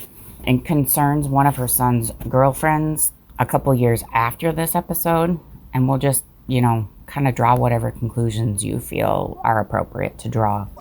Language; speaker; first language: English; native; English